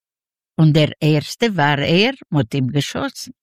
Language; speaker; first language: German; non-native, learner; Yiddish